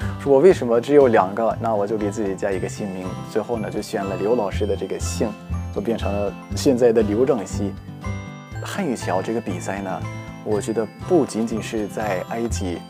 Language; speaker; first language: Chinese; non-native, fluent; Arabic